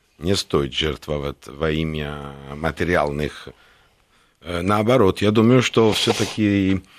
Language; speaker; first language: Russian; non-native, fluent; Italian